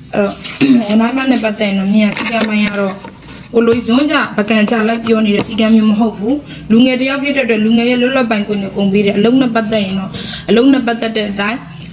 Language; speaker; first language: Burmese; native; Burmese